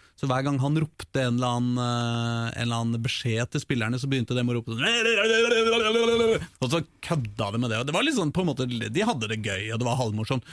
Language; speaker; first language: Norwegian; native; Norwegian